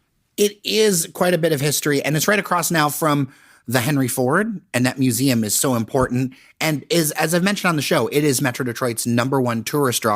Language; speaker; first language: English; native; English